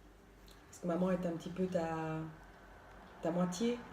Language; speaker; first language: French; native; French